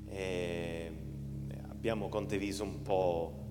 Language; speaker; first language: Italian; early bilingual, heritage; Italian